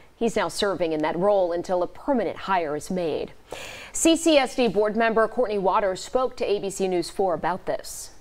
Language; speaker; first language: English; native; English